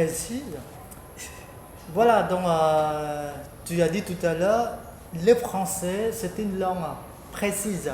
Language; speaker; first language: French; non-native, fluent; Khmer